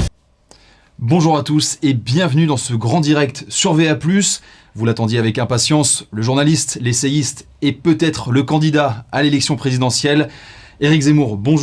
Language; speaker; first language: French; native; French